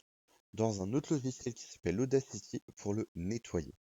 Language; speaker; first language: French; native; French